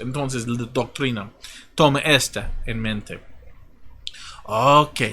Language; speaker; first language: Spanish; non-native, fluent; English